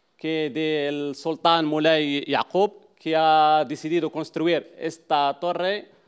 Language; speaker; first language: Spanish; non-native, learner; Arabic